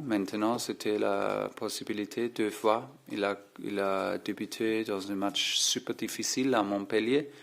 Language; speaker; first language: French; non-native, fluent; German